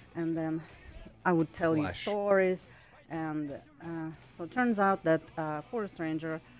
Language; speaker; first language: English; non-native, fluent; Russian